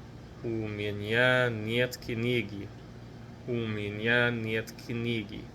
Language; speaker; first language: Russian; non-native, fluent; English